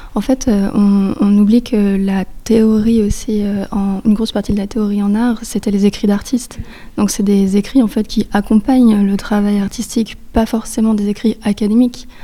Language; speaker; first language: French; native; French